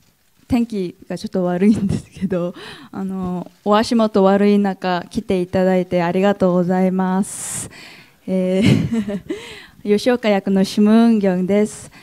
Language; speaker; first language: Japanese; non-native, fluent; Korean